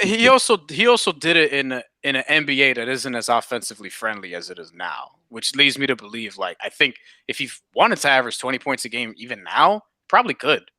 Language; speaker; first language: English; native; English